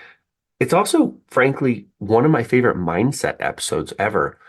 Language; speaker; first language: English; native; English